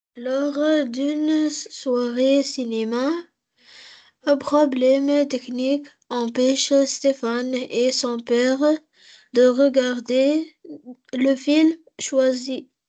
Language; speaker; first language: French; non-native, learner; Arabic